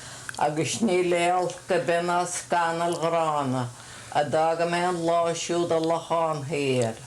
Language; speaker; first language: Irish; native; Irish